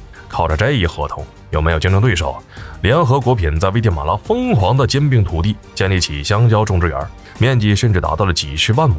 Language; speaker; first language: Chinese; native; Chinese